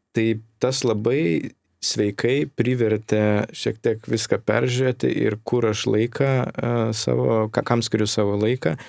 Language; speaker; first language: Lithuanian; native; Lithuanian